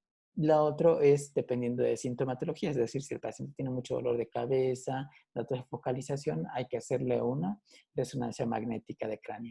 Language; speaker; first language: Spanish; native; Spanish